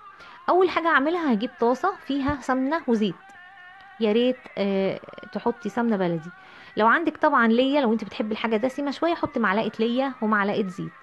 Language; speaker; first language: Arabic; native; Arabic